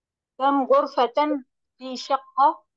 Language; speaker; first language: Arabic; non-native, learner; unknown